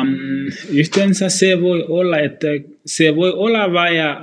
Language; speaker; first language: Finnish; non-native, fluent; Swahili